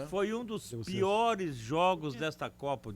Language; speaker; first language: Portuguese; native; Portuguese